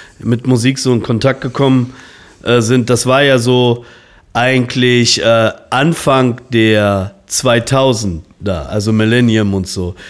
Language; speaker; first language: German; native; German